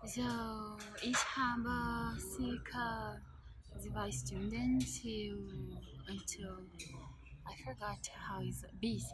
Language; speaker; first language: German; non-native, learner; Portuguese